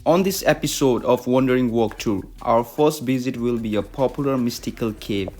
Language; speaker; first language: English; non-native, local second language; Nepali